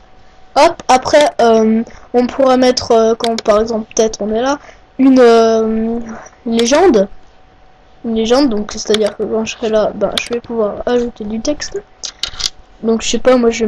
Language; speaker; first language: French; native; French